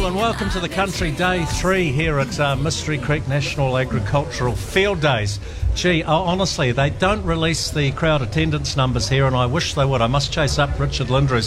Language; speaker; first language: English; native; English